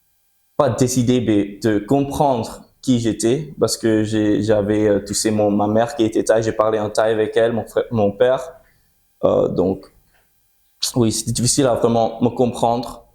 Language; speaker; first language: French; early bilingual, heritage; French